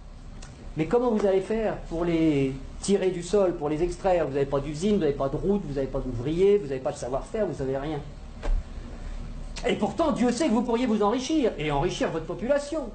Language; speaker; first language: French; native; French